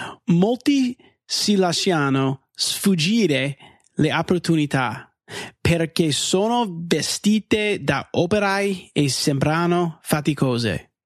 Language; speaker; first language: Italian; non-native, learner; English